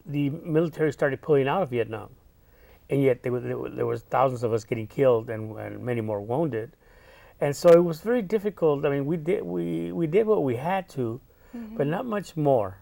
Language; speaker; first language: English; native; English